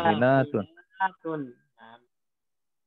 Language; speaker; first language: Indonesian; native; Indonesian